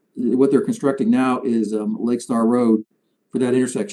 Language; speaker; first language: English; native; English